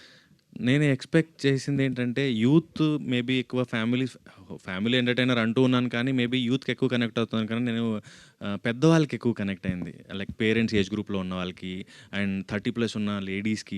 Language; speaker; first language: Telugu; native; Telugu